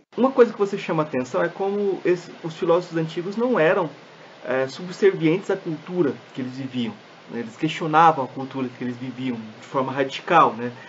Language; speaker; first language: Portuguese; native; Portuguese